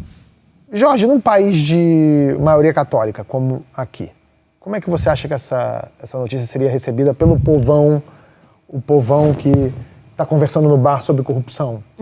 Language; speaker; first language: Portuguese; native; Portuguese